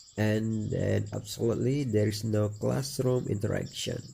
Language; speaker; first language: English; non-native, learner; Indonesian